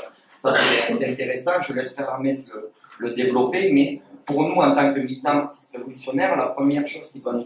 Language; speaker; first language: French; native; French